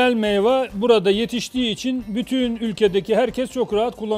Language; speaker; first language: Turkish; native; Turkish